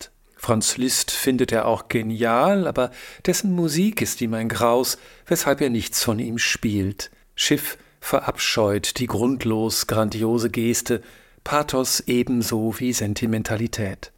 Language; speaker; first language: German; native; German